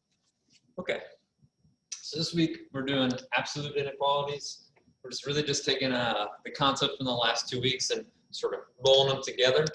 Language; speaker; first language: English; native; English